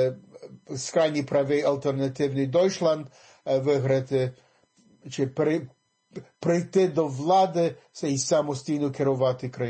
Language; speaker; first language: Ukrainian; early bilingual, heritage; English